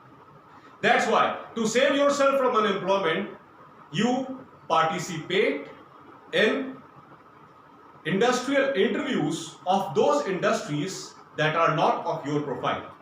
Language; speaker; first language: English; non-native, local second language; Hindi